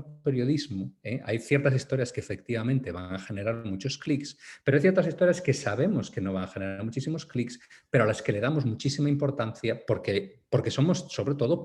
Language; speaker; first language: Spanish; native; Spanish